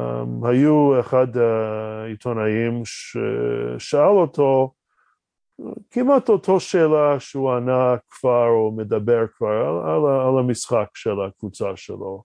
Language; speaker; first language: Hebrew; non-native, fluent; English